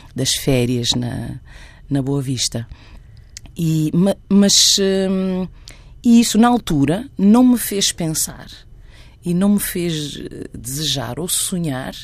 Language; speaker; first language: Portuguese; non-native, local second language; Kabuverdianu